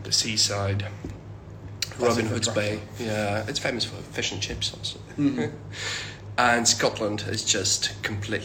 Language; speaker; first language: English; non-native, fluent; Russian